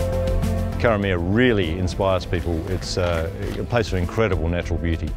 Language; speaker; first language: English; native; English